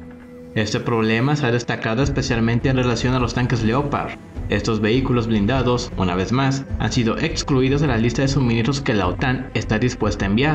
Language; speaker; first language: Spanish; native; Spanish